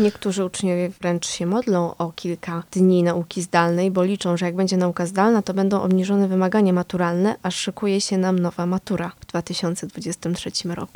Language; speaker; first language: Polish; native; Polish